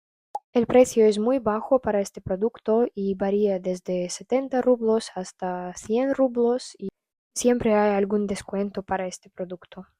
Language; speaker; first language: Spanish; non-native, fluent; Russian